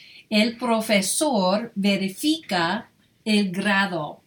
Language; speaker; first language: Spanish; non-native, fluent; English